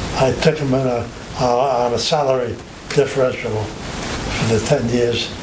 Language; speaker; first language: English; native; English